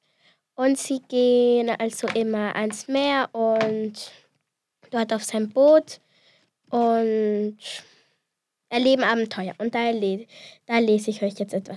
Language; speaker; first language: German; early bilingual, other home language; Spanish